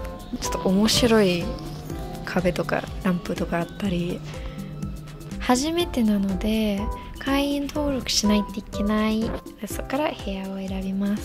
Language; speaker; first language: Japanese; non-native, fluent; English